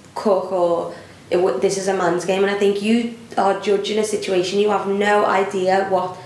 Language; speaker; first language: English; native; English